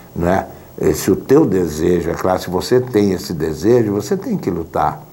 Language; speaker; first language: Portuguese; native; Portuguese